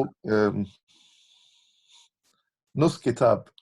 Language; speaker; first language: Arabic; non-native, learner; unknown